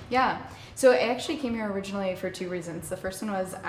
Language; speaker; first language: English; native; English